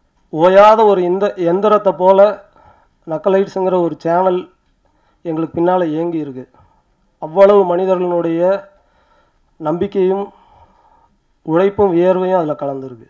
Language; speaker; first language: Tamil; native; Tamil